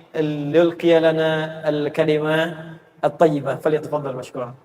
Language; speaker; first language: Arabic; non-native, fluent; Indonesian